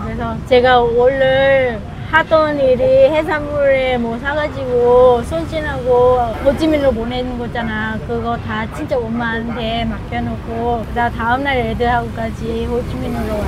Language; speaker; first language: Korean; non-native, fluent; Vietnamese